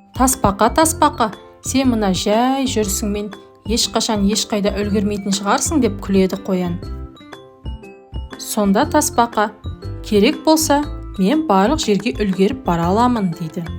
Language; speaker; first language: Kazakh; native; Kazakh